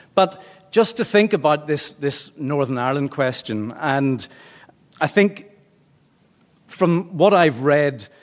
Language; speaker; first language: English; native; English